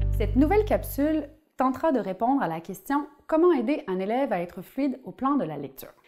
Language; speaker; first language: French; native; French